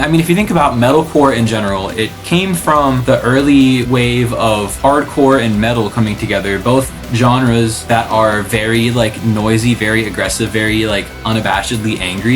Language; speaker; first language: English; native; English